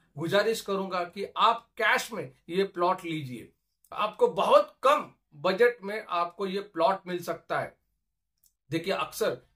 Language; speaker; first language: Hindi; non-native, local second language; Marathi